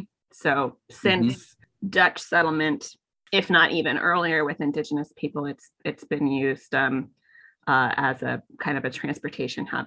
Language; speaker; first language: English; native; English